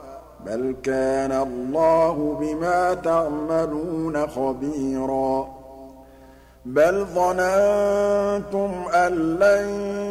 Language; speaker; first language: Arabic; native; Arabic